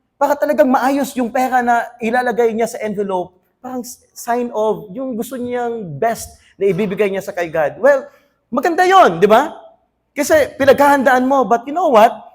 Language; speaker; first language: Filipino; native; Filipino